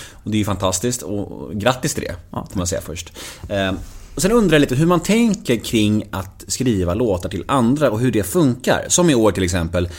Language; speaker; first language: Swedish; native; Swedish